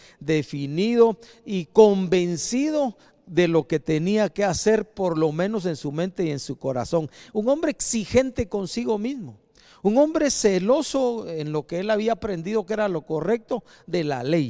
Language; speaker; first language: Spanish; native; Spanish